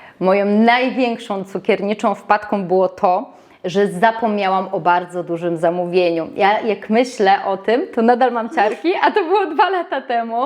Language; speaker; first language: Polish; native; Polish